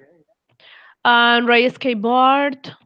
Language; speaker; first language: English; non-native, learner; Spanish